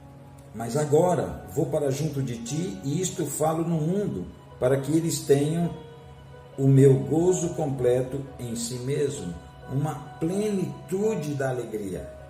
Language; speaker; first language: Portuguese; native; Portuguese